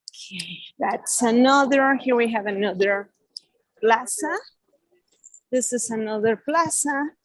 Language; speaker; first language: English; non-native, fluent; Spanish